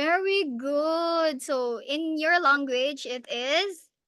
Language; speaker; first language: English; non-native, local second language; Filipino